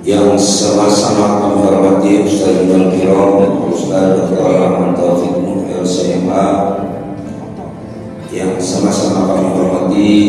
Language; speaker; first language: Indonesian; native; Indonesian